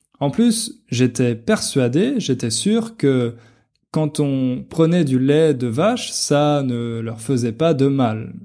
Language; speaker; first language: French; native; French